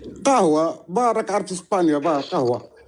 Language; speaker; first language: Arabic; native; Arabic